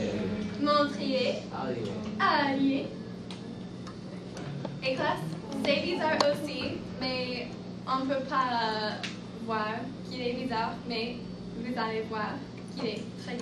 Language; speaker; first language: French; non-native, fluent; English